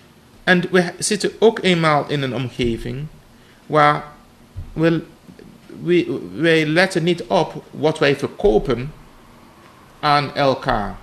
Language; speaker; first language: Dutch; non-native, fluent; English